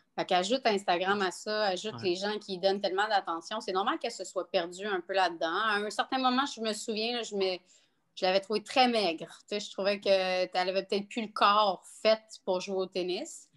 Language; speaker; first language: French; native; French